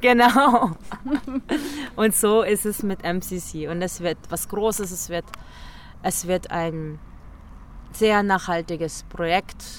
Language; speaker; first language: German; early bilingual, other home language; Filipino